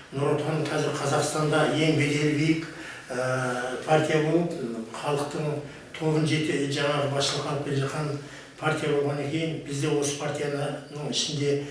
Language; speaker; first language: Kazakh; native; Kazakh